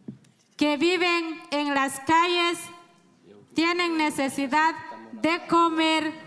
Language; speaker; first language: Spanish; non-native, local second language; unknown